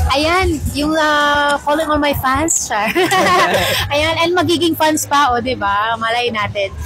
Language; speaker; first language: Filipino; non-native, local second language; Cebuano